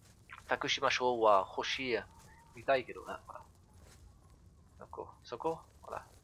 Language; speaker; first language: Japanese; non-native, learner; French